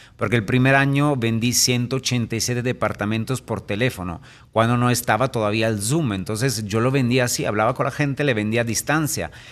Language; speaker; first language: Spanish; non-native, fluent; Italian